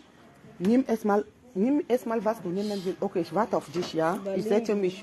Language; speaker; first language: German; non-native, fluent; French